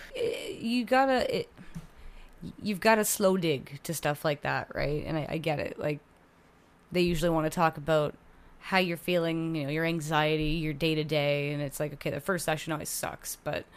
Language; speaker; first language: English; native; English